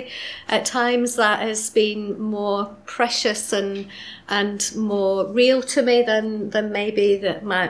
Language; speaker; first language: English; native; English